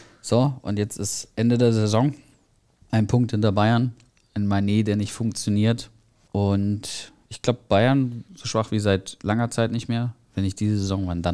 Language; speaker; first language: German; native; German